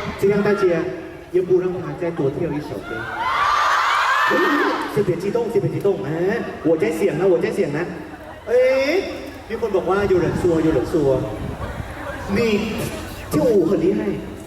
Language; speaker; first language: Chinese; non-native, fluent; Thai